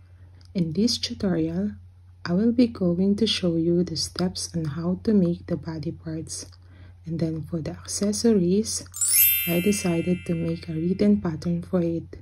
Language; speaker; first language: English; non-native, fluent; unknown